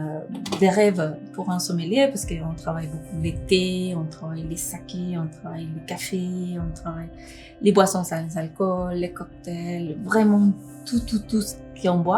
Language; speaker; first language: French; non-native, fluent; Spanish